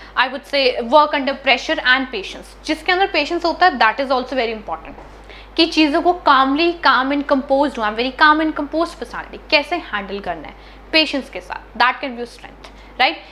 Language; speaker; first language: Hindi; native; Hindi